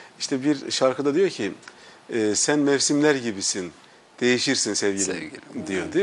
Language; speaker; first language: Turkish; native; Turkish